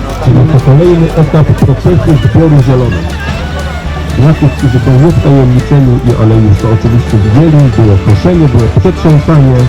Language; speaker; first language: Polish; native; Polish